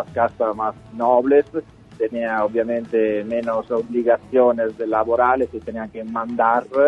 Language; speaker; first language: Spanish; non-native, fluent; Italian